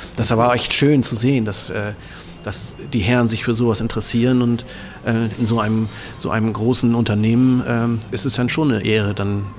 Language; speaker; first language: German; native; German